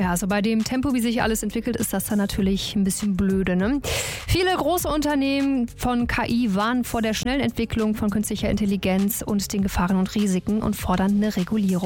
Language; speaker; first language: German; native; German